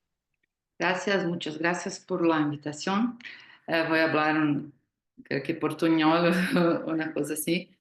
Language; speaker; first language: Spanish; non-native, learner; Portuguese